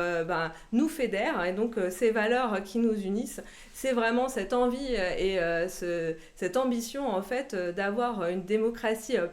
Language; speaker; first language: French; native; French